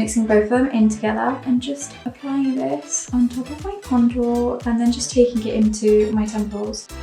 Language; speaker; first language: English; native; English